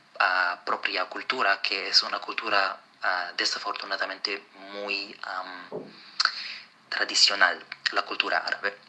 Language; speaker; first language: Spanish; non-native, fluent; Arabic